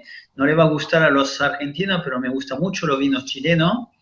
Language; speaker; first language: Spanish; non-native, fluent; French